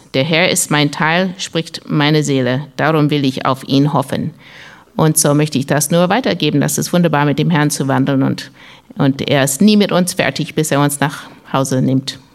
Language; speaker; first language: German; non-native, learner; English